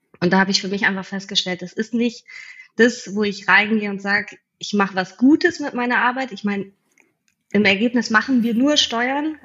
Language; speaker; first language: German; native; German